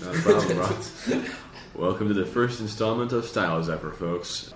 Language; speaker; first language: English; native; English